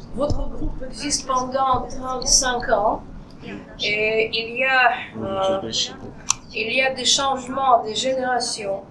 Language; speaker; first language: French; non-native, fluent; Russian